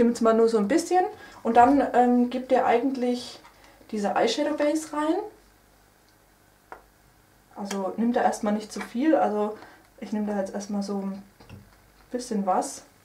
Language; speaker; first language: German; native; German